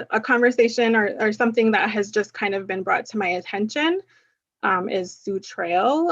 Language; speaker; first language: English; early bilingual, other home language; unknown